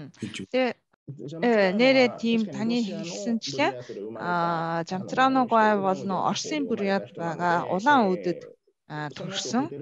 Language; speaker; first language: Mongolian; non-native, fluent; Japanese